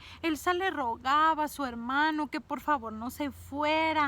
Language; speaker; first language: Spanish; native; Spanish